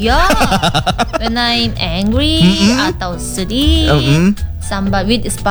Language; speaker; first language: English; non-native, learner; Korean